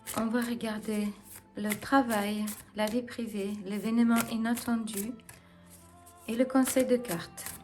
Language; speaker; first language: French; non-native, fluent; Ukrainian